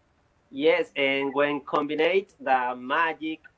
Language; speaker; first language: English; non-native, learner; Spanish